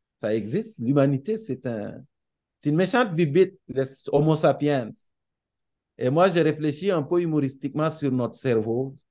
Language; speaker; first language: French; non-native, local second language; Serer